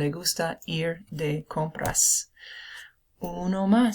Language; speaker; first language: Spanish; non-native, fluent; English